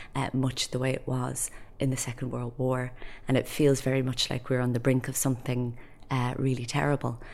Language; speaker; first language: English; native; English